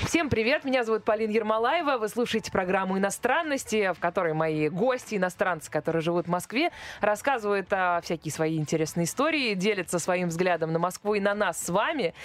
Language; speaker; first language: Russian; native; Russian